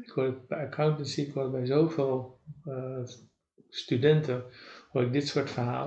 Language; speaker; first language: Dutch; native; Dutch